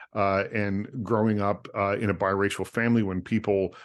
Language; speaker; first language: English; native; English